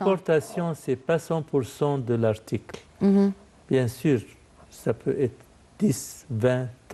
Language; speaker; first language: French; non-native, fluent; Arabic